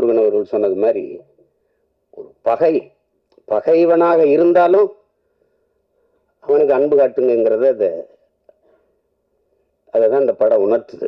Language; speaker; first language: Tamil; native; Tamil